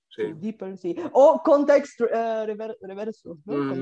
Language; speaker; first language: Spanish; non-native, fluent; Bulgarian